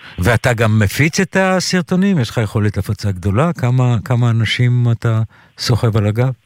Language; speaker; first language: Hebrew; native; Hebrew